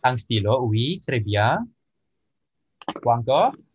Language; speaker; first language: French; non-native, learner; Indonesian